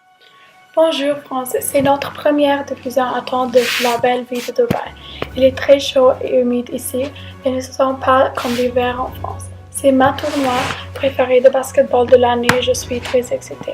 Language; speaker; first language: French; non-native, learner; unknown